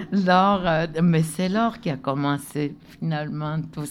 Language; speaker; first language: French; non-native, local second language; Innu-aimun